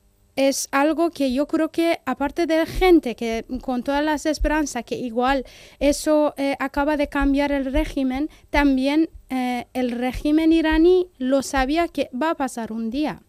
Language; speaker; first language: Spanish; non-native, fluent; Persian